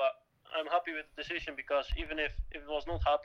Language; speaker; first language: English; non-native, fluent; Dutch